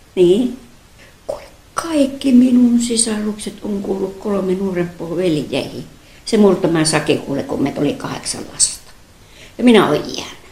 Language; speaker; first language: Finnish; native; Finnish